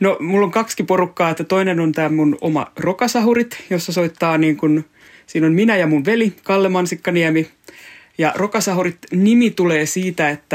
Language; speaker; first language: Finnish; native; Finnish